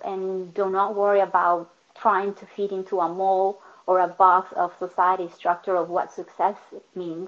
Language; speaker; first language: English; non-native, fluent; Spanish